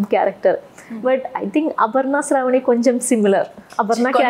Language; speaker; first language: Telugu; non-native, learner; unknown